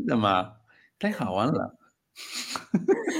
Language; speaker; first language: Chinese; non-native, learner; Spanish